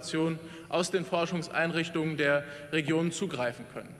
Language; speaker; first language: German; native; German